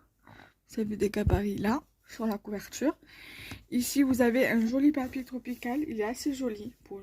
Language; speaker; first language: French; native; French